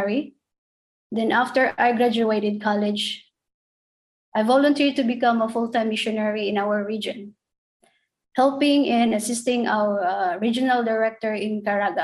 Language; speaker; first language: English; non-native, local second language; Cebuano